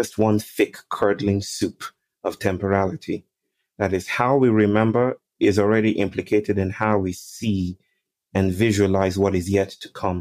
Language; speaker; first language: English; non-native, local second language; Yoruba